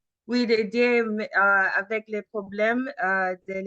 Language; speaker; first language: French; early bilingual, heritage; French